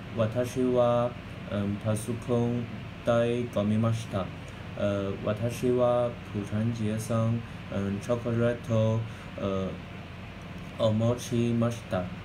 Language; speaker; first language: Japanese; non-native, learner; Chinese